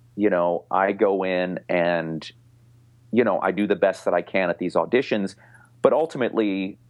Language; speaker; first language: English; native; English